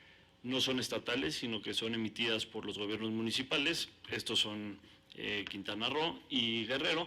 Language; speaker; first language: Spanish; native; Spanish